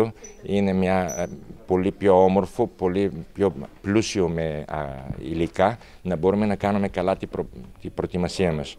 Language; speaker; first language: Greek; non-native, fluent; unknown